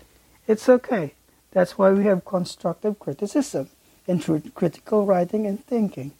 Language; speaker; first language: English; non-native, local second language; Filipino